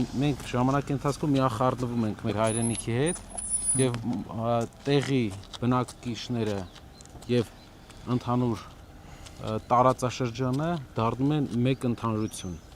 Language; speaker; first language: Armenian; native; Armenian